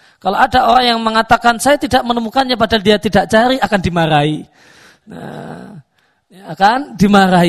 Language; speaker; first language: Indonesian; native; Indonesian